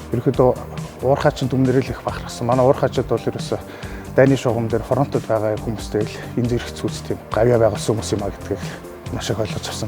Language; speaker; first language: Mongolian; native; Mongolian